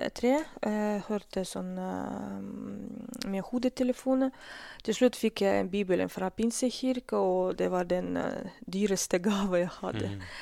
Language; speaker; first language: Norwegian; non-native, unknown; Russian